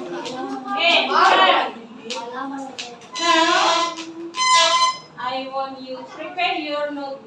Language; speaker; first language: English; non-native, learner; Indonesian